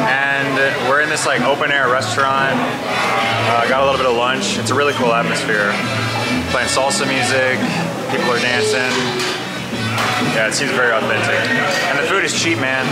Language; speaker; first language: English; native; English